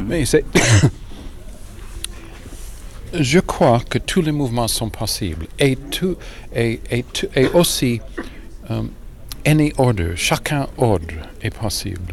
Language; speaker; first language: French; non-native, learner; English